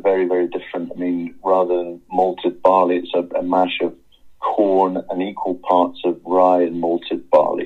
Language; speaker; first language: English; native; English